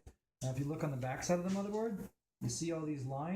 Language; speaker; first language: English; native; English